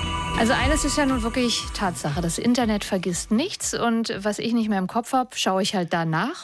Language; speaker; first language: German; native; German